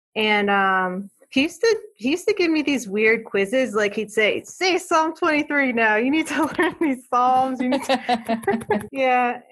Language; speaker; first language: English; native; English